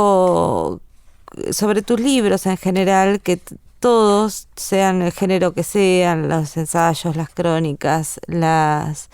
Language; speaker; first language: Spanish; native; Spanish